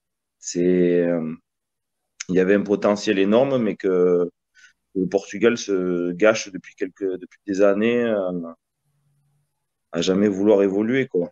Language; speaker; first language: French; early bilingual, other home language; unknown